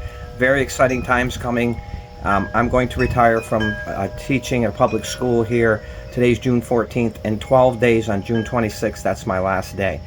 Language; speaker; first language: English; native; English